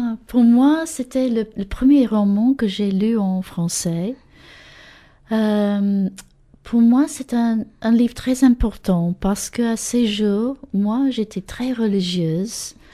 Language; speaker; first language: French; non-native, fluent; English